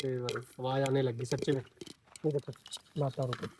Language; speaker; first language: Hindi; non-native, local second language; Punjabi